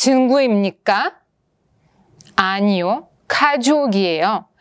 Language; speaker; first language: Korean; non-native, fluent; Russian